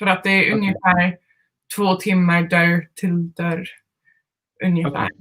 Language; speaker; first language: Swedish; non-native, fluent; Finnish